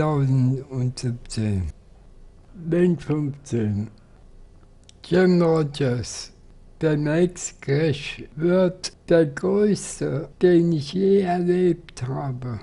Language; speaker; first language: German; native; German